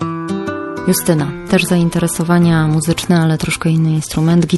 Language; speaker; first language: Polish; native; Polish